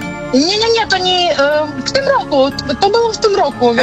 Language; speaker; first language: Polish; non-native, learner; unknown